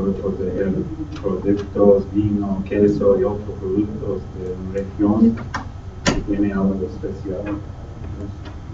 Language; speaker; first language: Spanish; non-native, learner; English